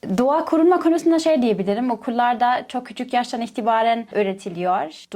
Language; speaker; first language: Turkish; non-native, fluent; German